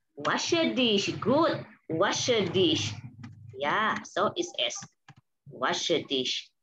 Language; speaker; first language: German; non-native, fluent; Indonesian